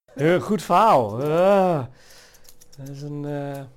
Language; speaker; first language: Dutch; native; Dutch